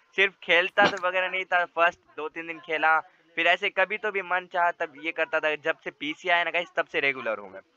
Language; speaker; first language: Hindi; non-native, local second language; Marathi